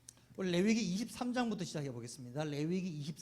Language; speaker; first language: Korean; native; Korean